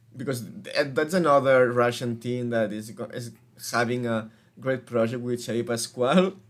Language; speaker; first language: English; non-native, fluent; Spanish